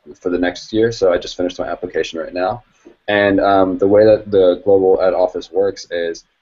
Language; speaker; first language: English; native; English